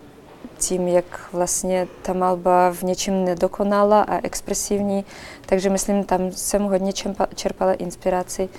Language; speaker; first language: Czech; non-native, fluent; Russian